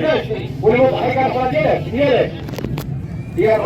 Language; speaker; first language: Arabic; native; Arabic